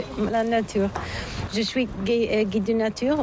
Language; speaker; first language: French; non-native, learner; Bulgarian